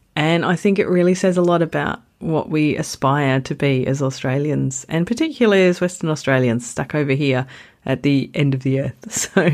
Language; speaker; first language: English; native; English